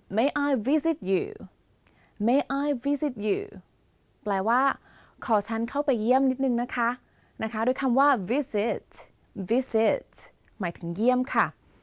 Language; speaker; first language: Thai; native; Thai